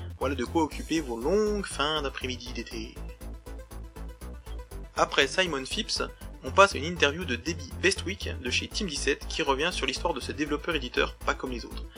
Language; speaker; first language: French; native; French